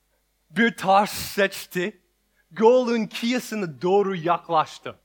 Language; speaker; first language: Turkish; non-native, learner; English